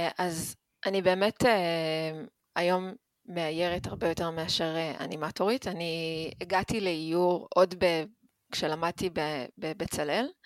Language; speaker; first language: Hebrew; native; Hebrew